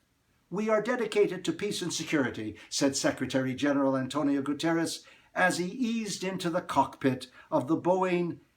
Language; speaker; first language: English; native; English